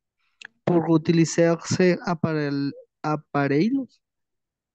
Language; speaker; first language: French; non-native, learner; Spanish